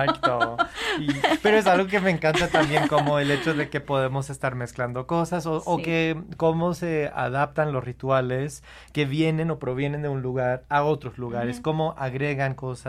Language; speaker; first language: Spanish; early bilingual, heritage; Spanish